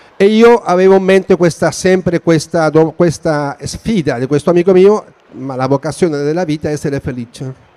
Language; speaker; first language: Italian; non-native, fluent; Spanish